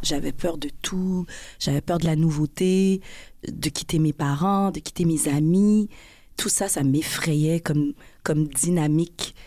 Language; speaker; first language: French; early bilingual, other home language; Haitian Creole